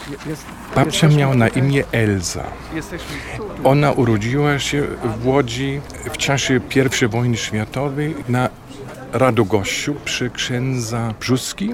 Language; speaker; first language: Polish; non-native, fluent; German